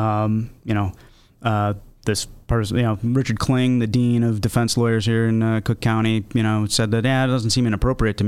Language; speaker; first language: English; native; English